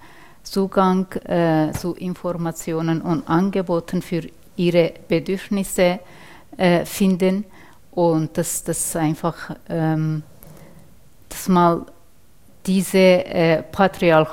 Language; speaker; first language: German; non-native, fluent; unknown